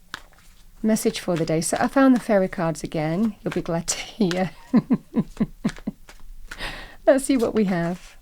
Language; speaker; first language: English; native; English